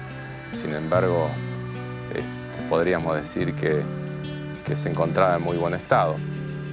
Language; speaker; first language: Spanish; native; Spanish